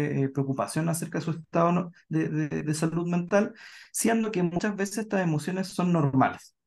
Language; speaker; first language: Spanish; native; Spanish